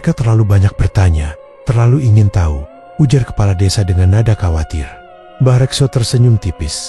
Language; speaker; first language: Indonesian; native; Indonesian